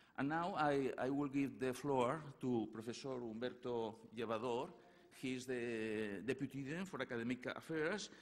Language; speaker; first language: English; non-native, fluent; Catalan